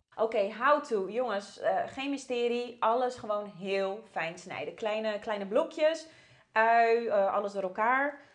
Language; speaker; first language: Dutch; early bilingual, other home language; Portuguese